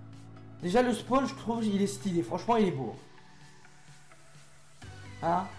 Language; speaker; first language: French; native; French